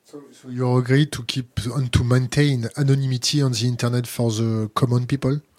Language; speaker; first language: English; non-native, learner; French